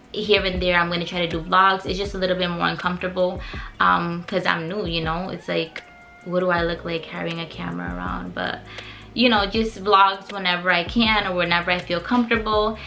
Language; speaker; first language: English; early bilingual, other home language; Spanish